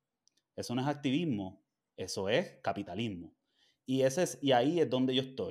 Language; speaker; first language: Spanish; native; Spanish